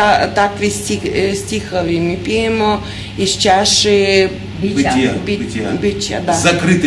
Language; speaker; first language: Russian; non-native, fluent; Serbian